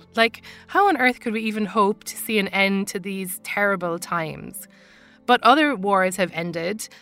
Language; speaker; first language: English; native; English